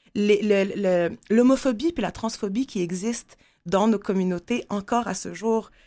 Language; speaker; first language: French; non-native, local second language; Arabic